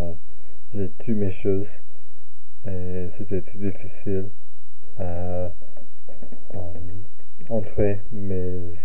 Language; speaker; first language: French; non-native, learner; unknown